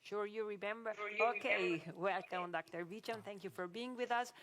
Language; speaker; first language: English; non-native, fluent; Italian